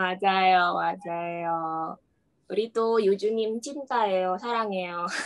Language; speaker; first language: Korean; non-native, learner; Indonesian